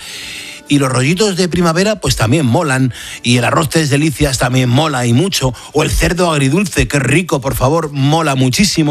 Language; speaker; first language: Spanish; native; Spanish